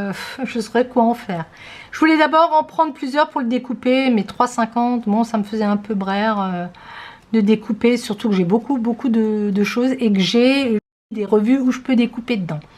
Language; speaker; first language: French; native; French